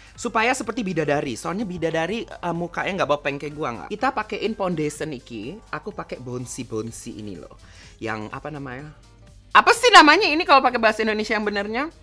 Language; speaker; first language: Indonesian; native; Indonesian